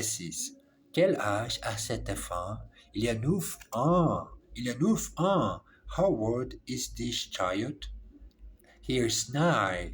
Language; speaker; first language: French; non-native, learner; English